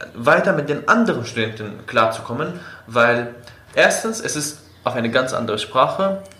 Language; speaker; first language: German; non-native, fluent; Kurdish